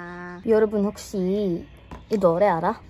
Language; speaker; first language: Korean; non-native, learner; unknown